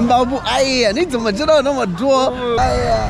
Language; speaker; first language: Chinese; non-native, learner; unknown